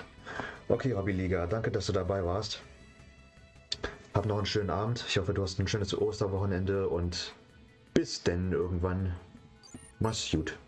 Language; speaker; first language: German; native; German